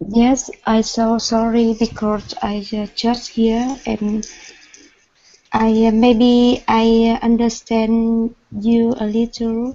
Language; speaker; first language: English; non-native, learner; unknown